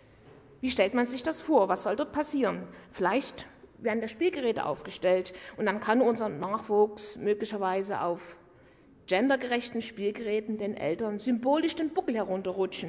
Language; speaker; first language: German; native; German